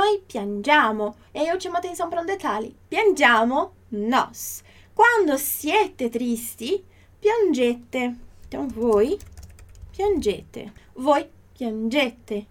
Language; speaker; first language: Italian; non-native, fluent; Portuguese